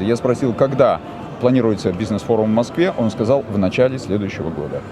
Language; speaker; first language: Russian; native; Russian